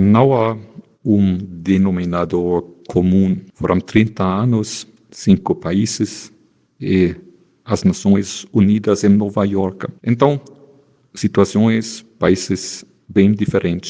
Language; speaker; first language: Portuguese; non-native, fluent; German